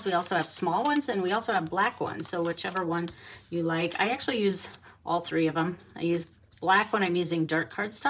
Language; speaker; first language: English; native; English